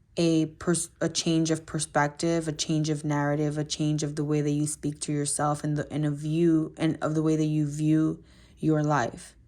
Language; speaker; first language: English; native; English